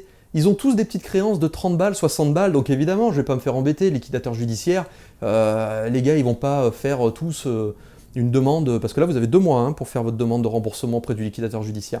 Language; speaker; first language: French; native; French